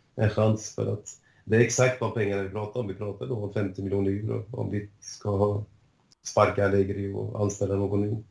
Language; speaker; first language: Swedish; early bilingual, other home language; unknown